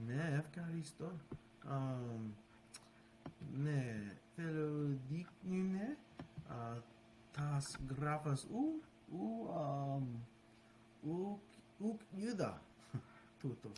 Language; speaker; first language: Greek; non-native, learner; English